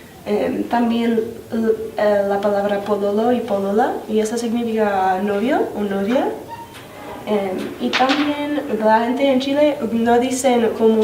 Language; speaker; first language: Spanish; non-native, learner; English